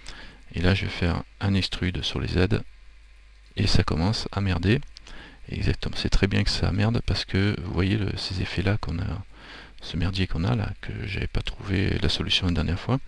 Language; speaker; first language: French; native; French